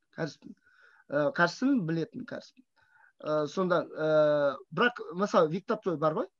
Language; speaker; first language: Kazakh; non-native, fluent; Russian